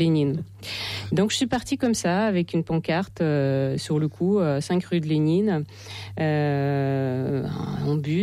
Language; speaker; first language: French; non-native, fluent; Russian